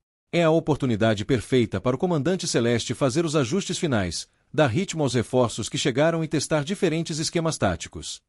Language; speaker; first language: Portuguese; native; Portuguese